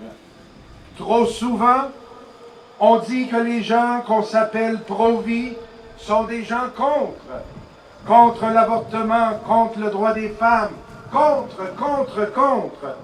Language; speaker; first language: French; native; French